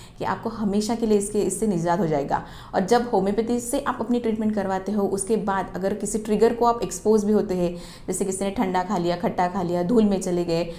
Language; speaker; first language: Hindi; non-native, local second language; Marathi